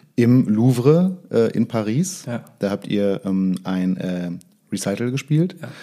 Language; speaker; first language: German; early bilingual, other home language; Russian